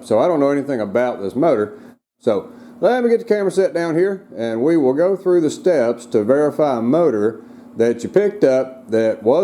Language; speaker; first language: English; native; English